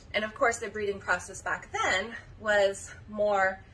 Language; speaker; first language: English; native; English